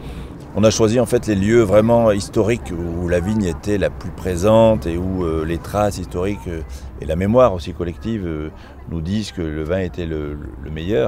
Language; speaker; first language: French; native; French